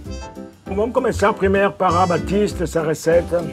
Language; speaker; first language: Portuguese; non-native, fluent; French